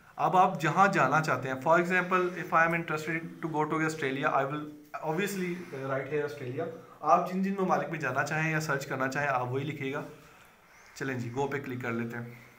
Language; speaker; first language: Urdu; non-native, local second language; Punjabi